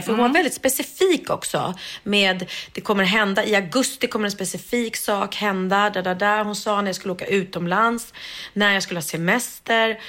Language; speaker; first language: Swedish; native; Swedish